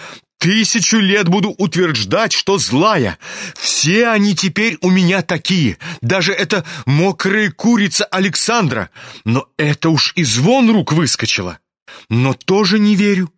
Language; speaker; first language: Russian; native; Russian